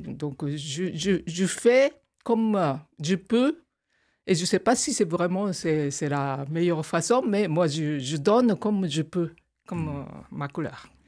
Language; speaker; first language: French; non-native, fluent; Japanese